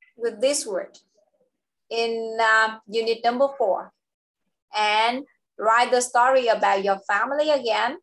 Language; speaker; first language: English; non-native, local second language; Vietnamese